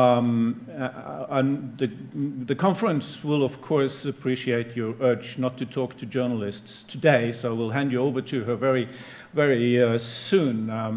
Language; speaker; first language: English; non-native, fluent; Norwegian